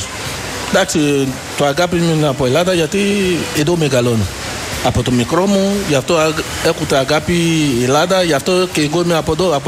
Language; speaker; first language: Greek; non-native, local second language; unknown